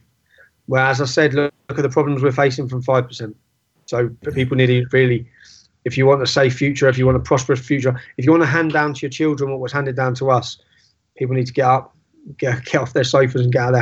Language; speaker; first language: English; native; English